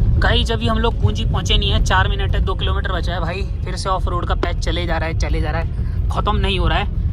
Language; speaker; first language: Hindi; native; Hindi